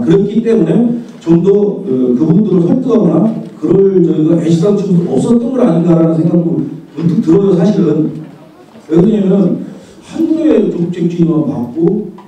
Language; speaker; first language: Korean; native; Korean